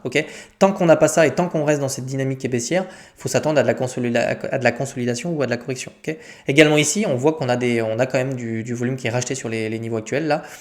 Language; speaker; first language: French; native; French